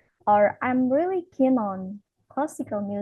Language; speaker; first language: English; non-native, fluent; Indonesian